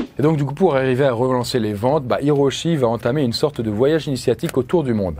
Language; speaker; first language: French; native; French